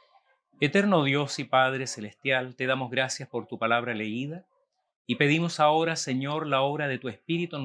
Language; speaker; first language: Spanish; native; Spanish